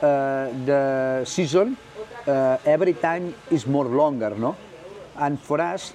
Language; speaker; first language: English; non-native, learner; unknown